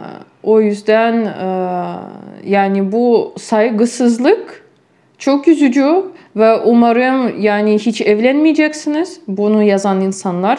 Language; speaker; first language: Turkish; non-native, fluent; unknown